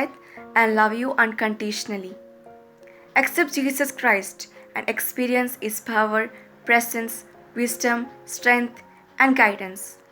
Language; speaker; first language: English; non-native, local second language; Malayalam